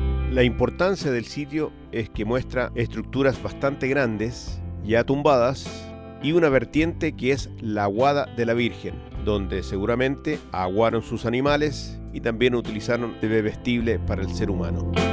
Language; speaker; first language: Spanish; native; Spanish